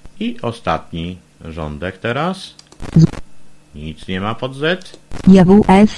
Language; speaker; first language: Polish; native; Polish